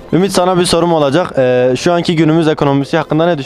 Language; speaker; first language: Turkish; native; Turkish